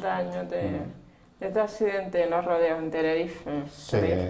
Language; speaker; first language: Spanish; native; Spanish